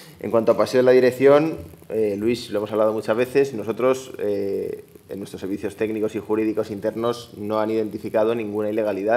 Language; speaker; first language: Spanish; native; Spanish